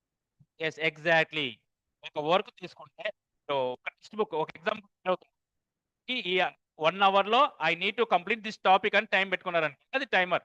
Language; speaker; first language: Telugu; native; Telugu